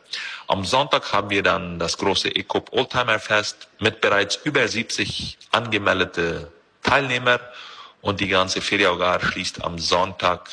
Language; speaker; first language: German; early bilingual, heritage; German